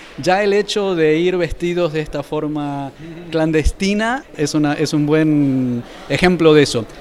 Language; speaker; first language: Spanish; native; Spanish